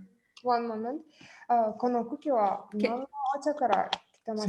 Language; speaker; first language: Japanese; non-native, fluent; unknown